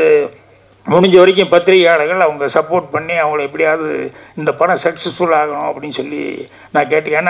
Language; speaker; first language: Tamil; native; Tamil